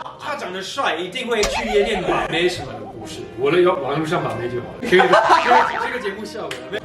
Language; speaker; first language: Chinese; non-native, fluent; German